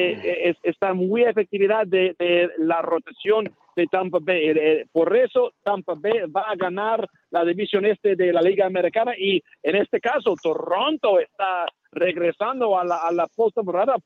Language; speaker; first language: Spanish; non-native, learner; English